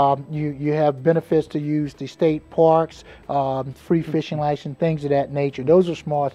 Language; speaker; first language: English; native; English